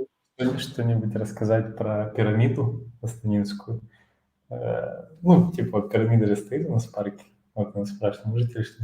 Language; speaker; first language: Russian; native; Russian